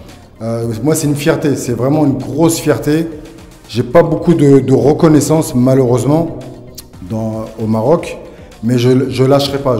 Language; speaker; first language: French; early bilingual, other home language; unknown